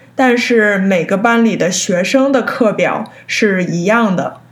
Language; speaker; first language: Chinese; early bilingual, heritage; Chinese